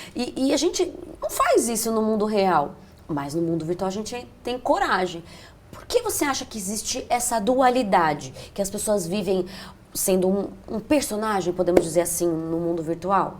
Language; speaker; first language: Portuguese; native; Portuguese